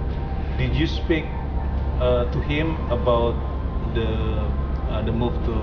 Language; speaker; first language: English; non-native, fluent; Indonesian